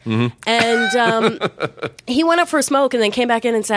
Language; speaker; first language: English; native; English